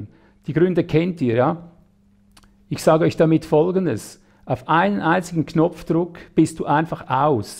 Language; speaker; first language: German; native; German